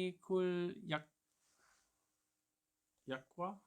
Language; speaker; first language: Korean; non-native, learner; German